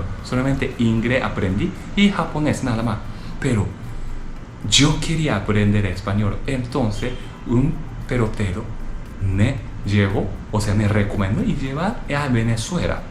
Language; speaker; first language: Spanish; non-native, learner; Japanese